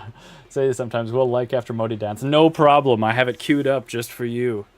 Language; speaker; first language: English; native; English